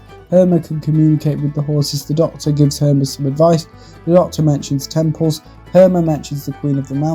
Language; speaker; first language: English; native; English